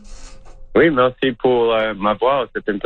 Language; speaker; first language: French; non-native, local second language; English